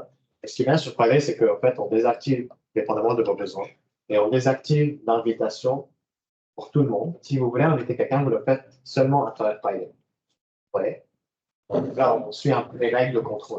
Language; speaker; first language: French; native; French